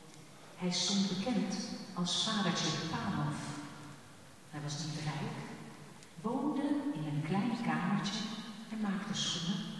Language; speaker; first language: Dutch; native; Dutch